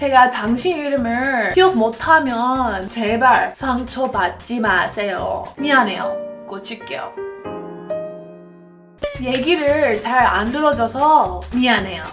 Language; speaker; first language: Korean; non-native, fluent; English